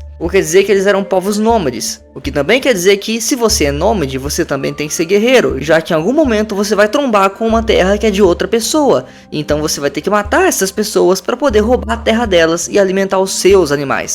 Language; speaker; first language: Portuguese; native; Portuguese